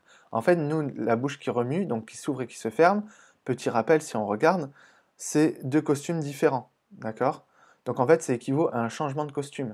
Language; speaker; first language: French; native; French